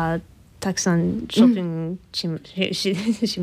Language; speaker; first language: Japanese; non-native, learner; English